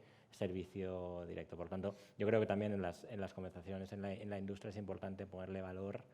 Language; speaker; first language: Spanish; native; Spanish